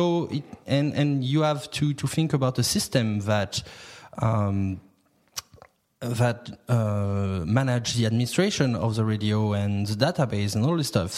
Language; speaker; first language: English; non-native, fluent; French